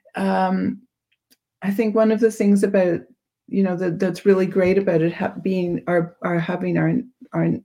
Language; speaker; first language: English; native; English